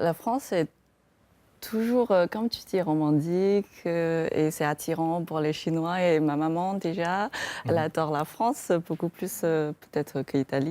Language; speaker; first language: French; non-native, fluent; Chinese